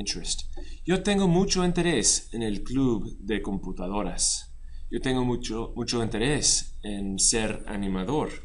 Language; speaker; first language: Spanish; non-native, fluent; English